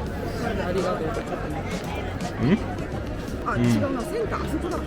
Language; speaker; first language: Japanese; native; Japanese